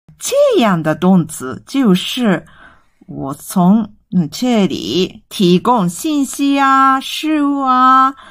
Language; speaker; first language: Chinese; non-native, fluent; Japanese